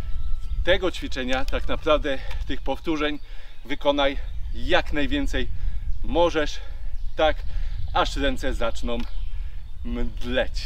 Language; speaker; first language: Polish; native; Polish